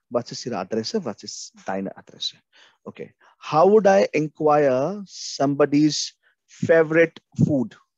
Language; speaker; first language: English; non-native, local second language; Hindi